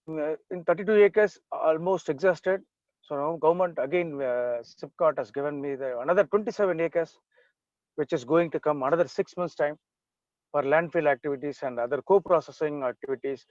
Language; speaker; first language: English; non-native, local second language; Tamil